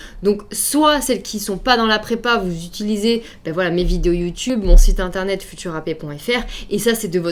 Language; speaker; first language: French; native; French